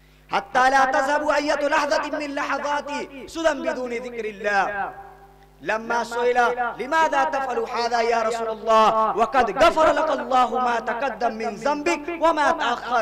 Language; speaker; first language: Arabic; non-native, learner; Urdu